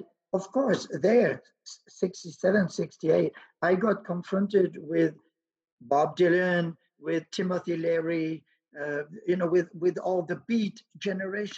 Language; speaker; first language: English; non-native, fluent; French